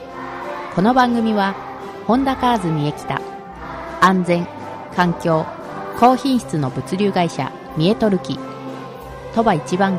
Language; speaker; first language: Japanese; native; Japanese